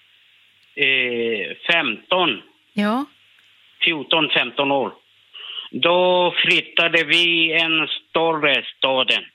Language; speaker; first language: Swedish; non-native, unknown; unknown